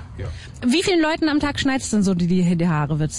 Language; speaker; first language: German; native; German